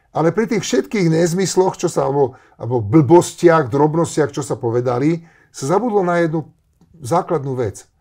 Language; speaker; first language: Slovak; non-native, local second language; Hungarian